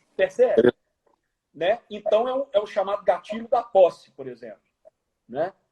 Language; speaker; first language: Portuguese; native; Portuguese